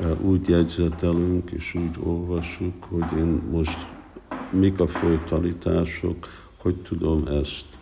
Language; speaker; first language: Hungarian; early bilingual, heritage; Hungarian